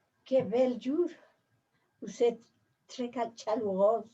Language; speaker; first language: French; non-native, learner; Spanish